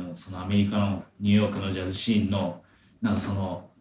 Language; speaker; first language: Japanese; native; Japanese